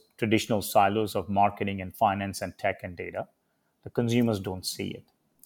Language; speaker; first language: English; non-native, local second language; Hindi